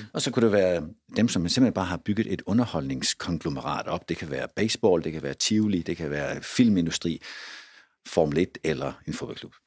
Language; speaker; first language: Danish; native; Danish